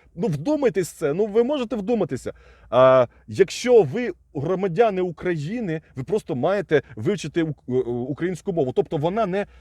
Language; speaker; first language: Ukrainian; non-native, local second language; Russian